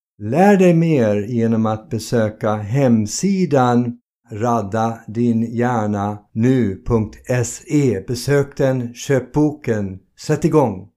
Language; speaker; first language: Swedish; non-native, fluent; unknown